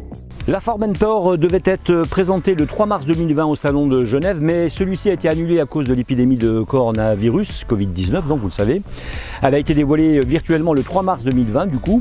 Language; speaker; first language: French; native; French